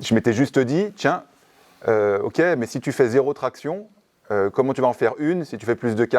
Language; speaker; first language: French; native; French